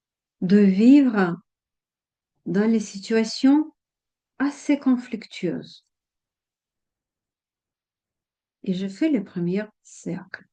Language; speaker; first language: French; non-native, fluent; Russian